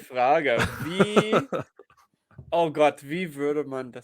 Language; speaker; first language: German; non-native, learner; English